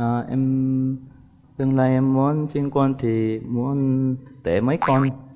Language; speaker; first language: Vietnamese; non-native, fluent; Korean